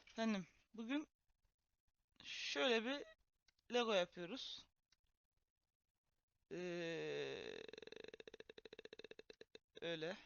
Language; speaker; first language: Turkish; native; Turkish